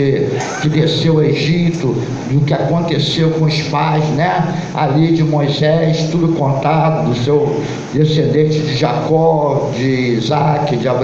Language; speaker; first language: Portuguese; native; Portuguese